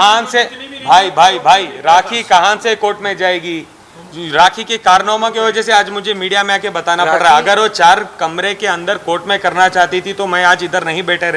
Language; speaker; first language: Hindi; native; Hindi